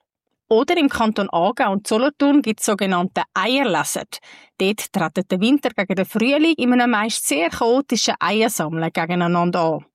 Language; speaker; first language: German; native; German